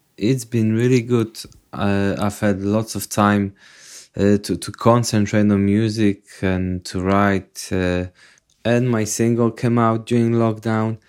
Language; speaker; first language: English; non-native, fluent; Polish